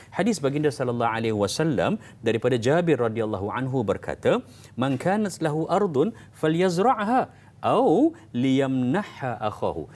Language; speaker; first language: Malay; native; Malay